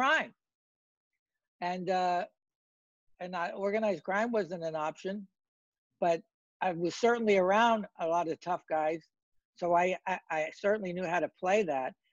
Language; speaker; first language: English; native; English